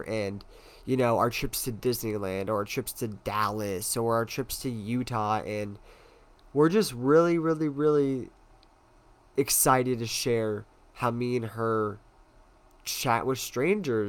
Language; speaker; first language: English; native; English